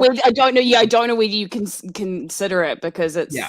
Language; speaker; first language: English; native; English